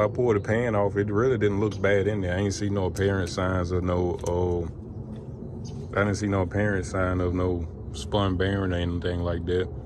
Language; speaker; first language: English; native; English